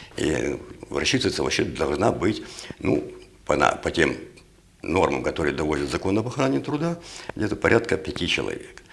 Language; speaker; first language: Russian; native; Russian